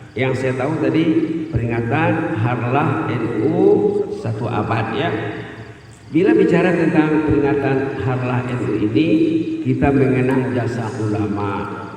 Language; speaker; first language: Indonesian; non-native, local second language; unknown